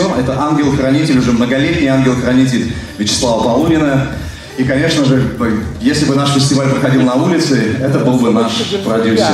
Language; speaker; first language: Russian; native; Russian